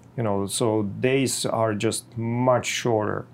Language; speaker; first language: English; non-native, fluent; Czech